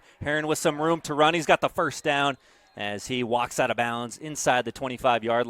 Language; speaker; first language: English; native; English